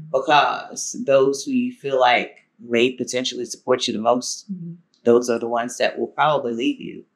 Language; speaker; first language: English; native; English